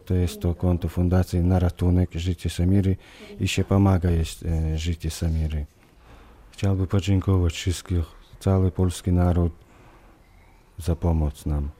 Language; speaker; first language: Polish; non-native, learner; Chechen